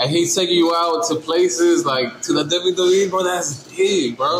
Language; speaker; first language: English; early bilingual, other home language; Spanish